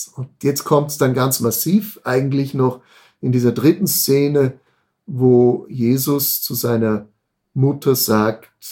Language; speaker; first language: German; native; German